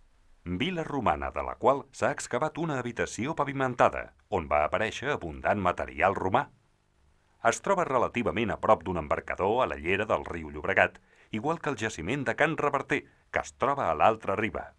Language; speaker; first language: Catalan; native; Catalan